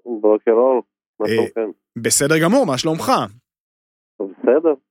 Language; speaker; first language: Hebrew; non-native, fluent; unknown